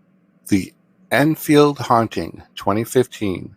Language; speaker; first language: English; native; English